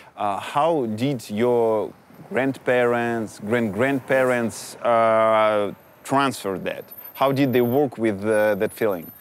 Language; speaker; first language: English; non-native, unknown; Russian